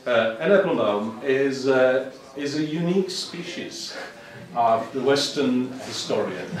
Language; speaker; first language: English; non-native, fluent; Czech